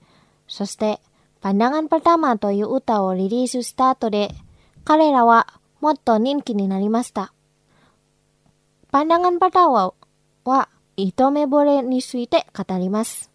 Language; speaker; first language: Japanese; non-native, fluent; Indonesian